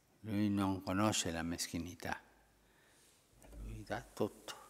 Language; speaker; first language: Italian; early bilingual, heritage; Spanish